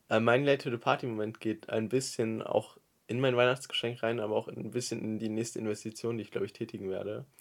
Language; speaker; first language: German; native; German